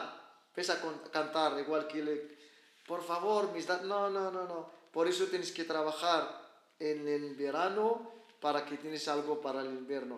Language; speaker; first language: Spanish; non-native, learner; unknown